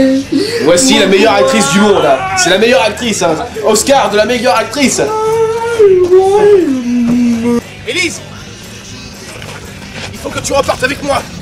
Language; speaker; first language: French; native; French